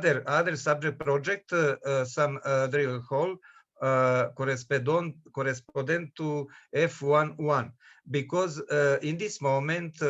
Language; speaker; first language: English; non-native, learner; Serbian